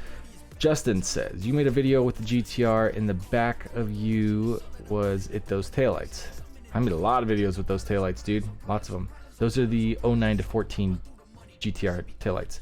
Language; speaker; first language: English; native; English